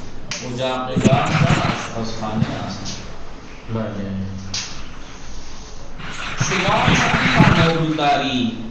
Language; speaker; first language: Persian; non-native, fluent; Urdu